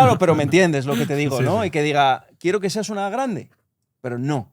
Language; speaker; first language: Spanish; native; Spanish